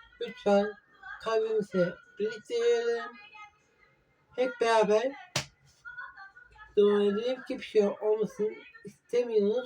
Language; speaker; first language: Turkish; non-native, learner; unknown